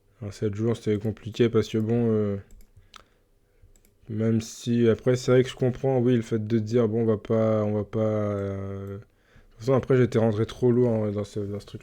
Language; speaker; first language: French; native; French